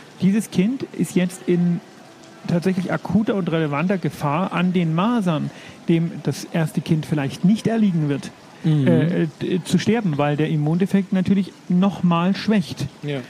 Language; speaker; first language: German; native; German